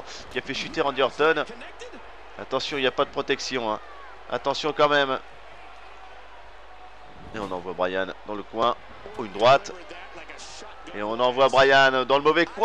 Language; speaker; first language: French; native; French